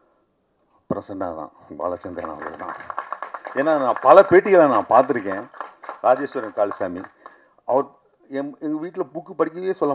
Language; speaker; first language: Tamil; native; Tamil